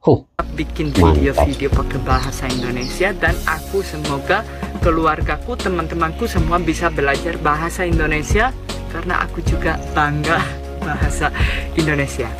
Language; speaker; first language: Indonesian; non-native, fluent; Spanish